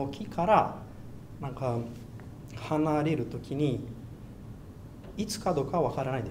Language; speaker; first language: Japanese; non-native, learner; Portuguese